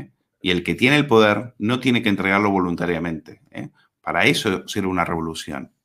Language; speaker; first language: Spanish; native; Spanish